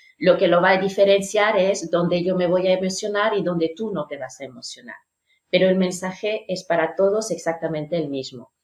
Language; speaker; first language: Spanish; non-native, fluent; French